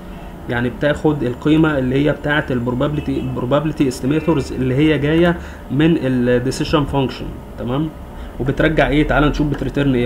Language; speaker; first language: Arabic; native; Arabic